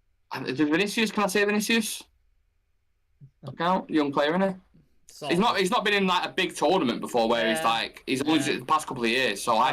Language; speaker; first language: English; native; English